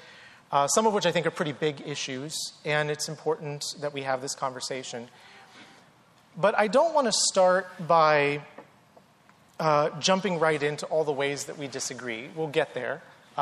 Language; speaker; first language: English; native; English